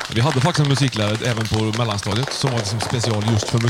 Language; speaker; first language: Swedish; native; Swedish